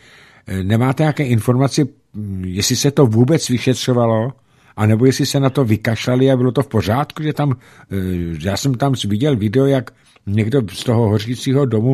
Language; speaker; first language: Czech; native; Czech